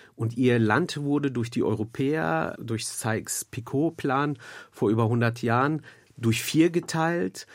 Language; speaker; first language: German; early bilingual, other home language; Turkish